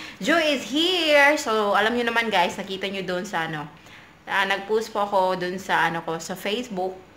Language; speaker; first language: Filipino; non-native, local second language; Cebuano